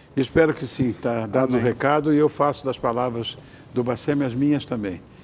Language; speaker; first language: Portuguese; native; Portuguese